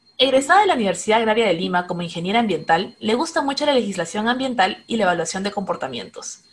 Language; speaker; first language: Spanish; native; Spanish